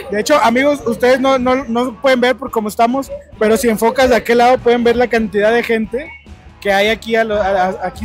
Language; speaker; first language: Spanish; native; Spanish